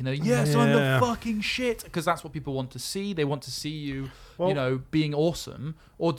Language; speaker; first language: English; native; English